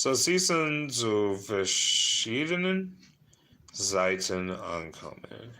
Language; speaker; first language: German; non-native, learner; English